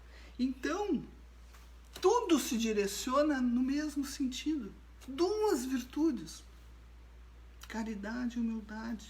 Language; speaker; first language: Portuguese; native; Portuguese